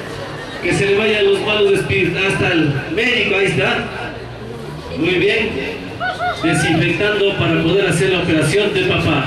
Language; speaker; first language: Spanish; native; Spanish